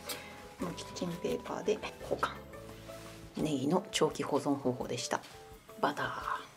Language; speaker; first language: Japanese; native; Japanese